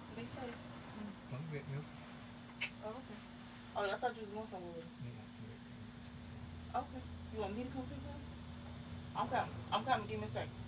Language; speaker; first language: English; native; English